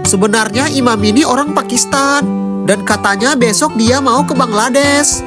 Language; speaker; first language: Indonesian; native; Indonesian